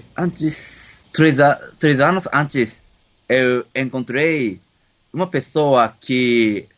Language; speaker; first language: Portuguese; non-native, learner; Japanese